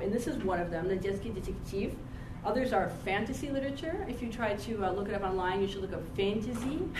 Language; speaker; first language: English; native; English